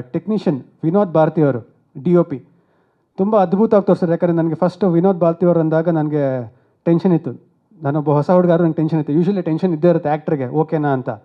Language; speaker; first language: Kannada; native; Kannada